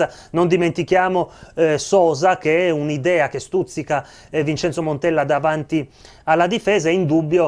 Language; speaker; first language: Italian; native; Italian